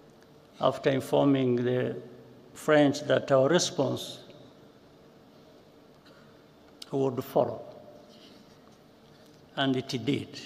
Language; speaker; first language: English; non-native, local second language; Kinyarwanda